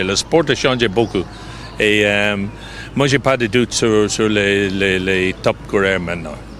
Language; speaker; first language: French; non-native, fluent; English